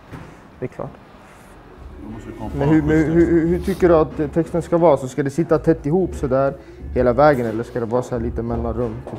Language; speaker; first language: Swedish; early bilingual, other home language; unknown